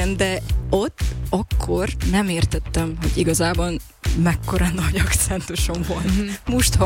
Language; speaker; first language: Hungarian; non-native, learner; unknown